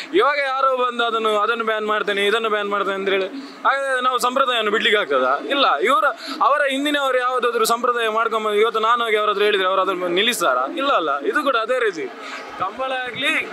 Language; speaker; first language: Kannada; non-native, local second language; Tulu